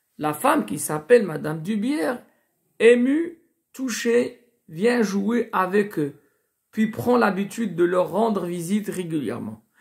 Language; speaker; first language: French; non-native, local second language; Arabic